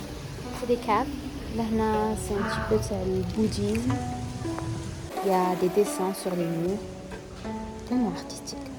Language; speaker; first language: French; non-native, local second language; Arabic